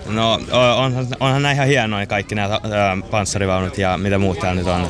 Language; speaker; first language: Finnish; native; Finnish